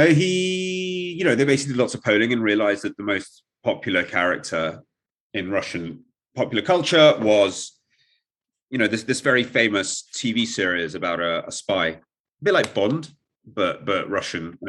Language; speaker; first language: English; non-native, local second language; Russian